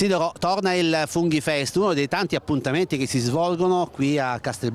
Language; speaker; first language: Italian; native; Italian